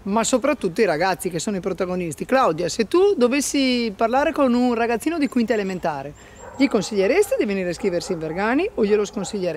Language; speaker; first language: Italian; native; Italian